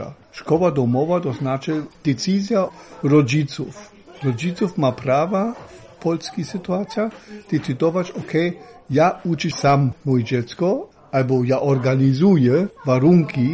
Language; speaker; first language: Polish; non-native, learner; German